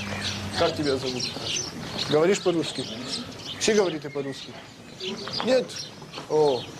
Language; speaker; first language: Russian; non-native, learner; French